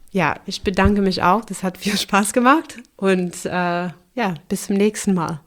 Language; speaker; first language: German; non-native, fluent; English